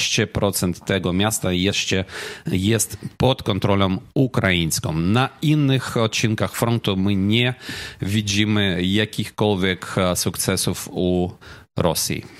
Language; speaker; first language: Polish; non-native, fluent; Ukrainian